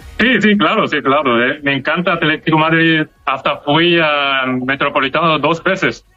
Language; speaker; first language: Spanish; non-native, fluent; Korean